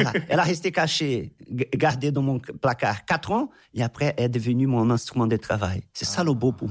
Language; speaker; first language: French; non-native, fluent; Portuguese